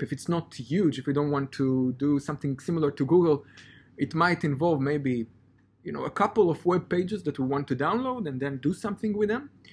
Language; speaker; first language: English; non-native, fluent; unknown